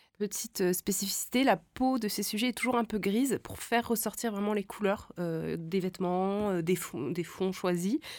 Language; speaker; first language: French; native; French